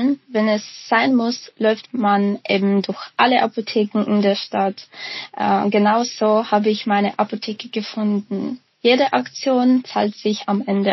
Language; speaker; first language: German; non-native, fluent; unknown